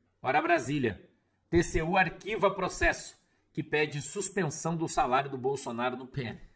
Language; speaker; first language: Portuguese; native; Portuguese